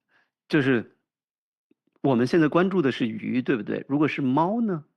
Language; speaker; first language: Chinese; native; Chinese